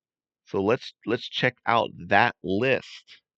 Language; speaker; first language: English; native; English